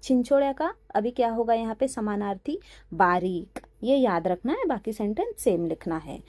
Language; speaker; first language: Hindi; non-native, local second language; Marathi